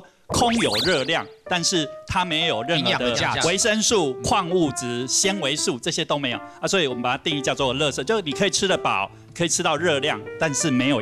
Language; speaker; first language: Chinese; native; Chinese